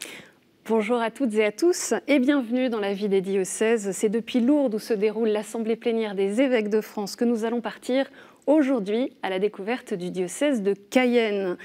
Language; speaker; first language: French; native; French